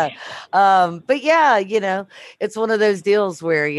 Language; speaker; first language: English; native; English